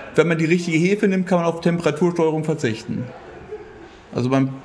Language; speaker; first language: German; native; German